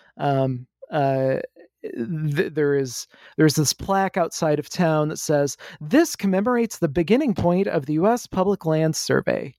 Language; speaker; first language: English; native; English